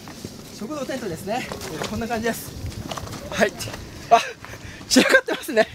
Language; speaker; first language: Japanese; native; Japanese